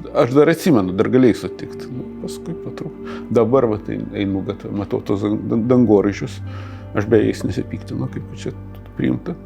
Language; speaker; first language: Lithuanian; non-native, local second language; Russian